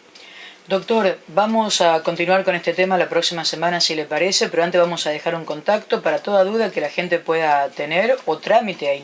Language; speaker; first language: Spanish; native; Spanish